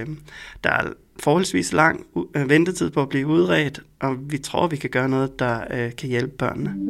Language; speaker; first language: Danish; native; Danish